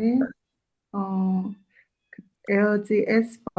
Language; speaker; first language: German; non-native, learner; Korean